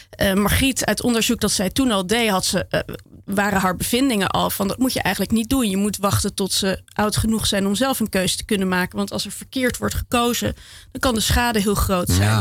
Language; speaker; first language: Dutch; native; Dutch